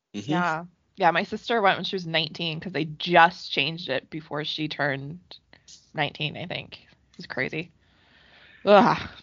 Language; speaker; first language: English; native; English